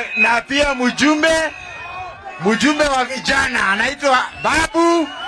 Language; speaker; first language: Swahili; non-native, local second language; Kikuyu